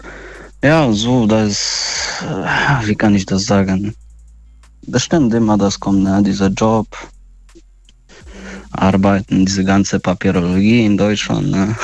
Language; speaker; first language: German; non-native, learner; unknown